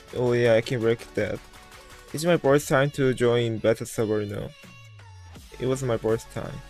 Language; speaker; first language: English; non-native, learner; Korean